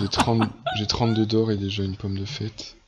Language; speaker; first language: French; native; French